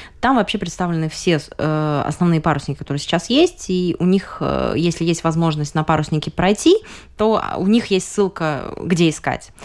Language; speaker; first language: Russian; native; Russian